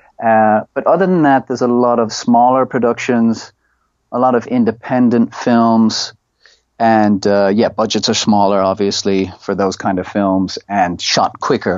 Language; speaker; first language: English; native; English